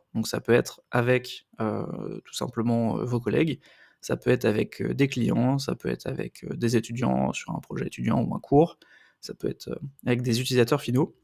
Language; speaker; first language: French; native; French